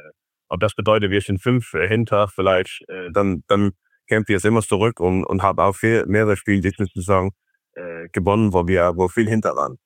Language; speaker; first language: German; non-native, fluent; Faroese